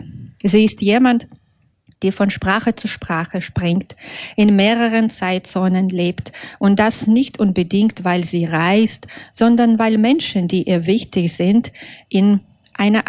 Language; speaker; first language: German; non-native, fluent; Russian